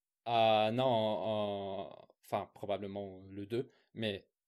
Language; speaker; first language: French; non-native, fluent; English